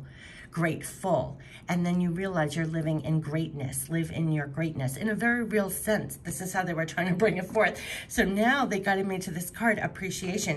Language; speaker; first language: English; native; English